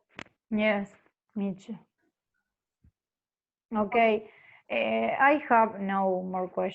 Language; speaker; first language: English; non-native, fluent; Spanish